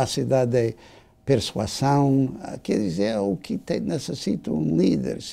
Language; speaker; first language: Portuguese; non-native, fluent; English